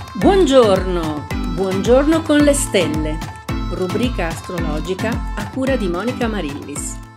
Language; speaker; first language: Italian; native; Italian